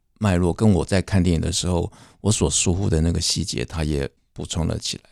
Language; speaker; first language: Chinese; native; Chinese